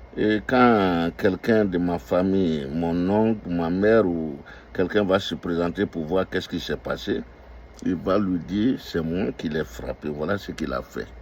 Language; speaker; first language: French; non-native, local second language; Dyula